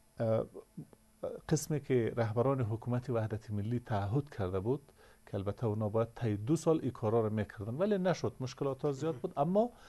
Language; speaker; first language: Persian; native; Persian